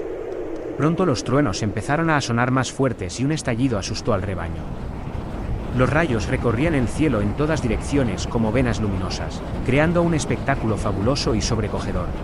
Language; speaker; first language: Spanish; native; Spanish